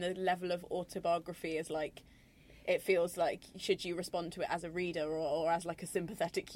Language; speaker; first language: English; native; English